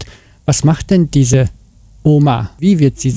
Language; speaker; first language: German; native; German